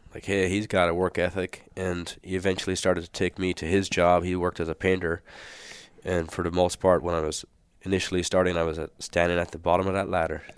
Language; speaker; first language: English; native; English